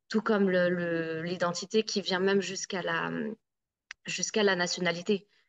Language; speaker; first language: French; native; French